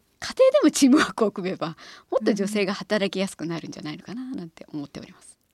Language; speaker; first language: Japanese; native; Japanese